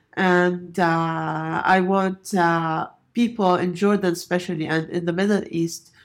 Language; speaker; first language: English; non-native, fluent; Arabic